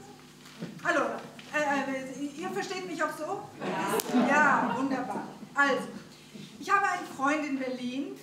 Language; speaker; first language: German; early bilingual, other home language; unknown